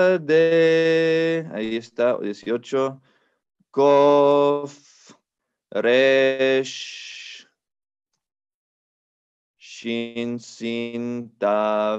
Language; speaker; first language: Spanish; non-native, fluent; English